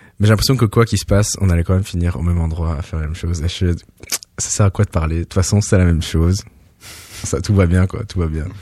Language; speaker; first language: French; early bilingual, other home language; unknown